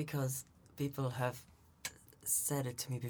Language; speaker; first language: English; native; English